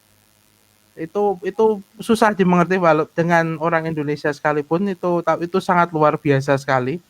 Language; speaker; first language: Indonesian; native; Indonesian